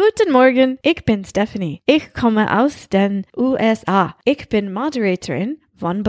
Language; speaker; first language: German; non-native, learner; English